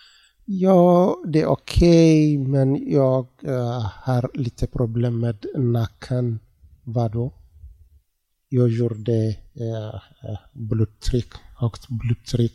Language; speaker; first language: Swedish; non-native, learner; Tigrinya